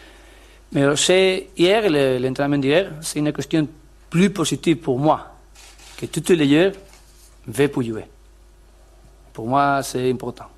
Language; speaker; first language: French; non-native, learner; Spanish